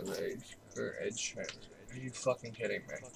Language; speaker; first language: English; native; English